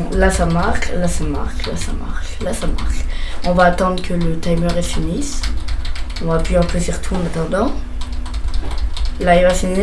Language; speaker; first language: French; native; French